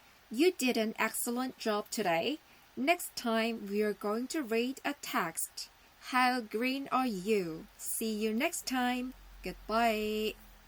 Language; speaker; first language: English; non-native, fluent; Korean